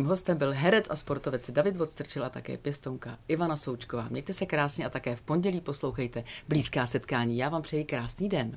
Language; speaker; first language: Czech; native; Czech